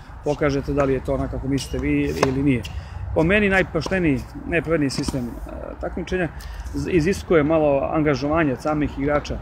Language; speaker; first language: Serbian; native; Serbian